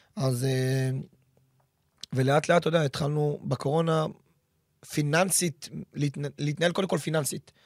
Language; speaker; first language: Hebrew; native; Hebrew